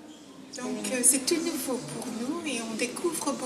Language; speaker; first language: French; non-native, fluent; English